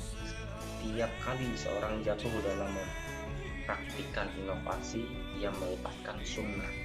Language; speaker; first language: Indonesian; native; Indonesian